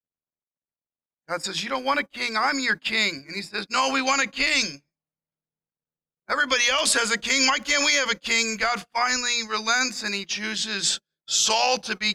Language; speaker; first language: English; native; English